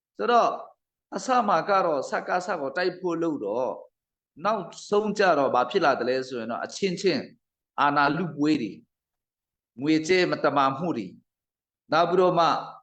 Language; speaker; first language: Burmese; non-native, local second language; Hakha Chin